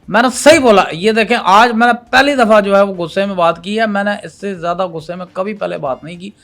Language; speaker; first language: Urdu; non-native, local second language; Punjabi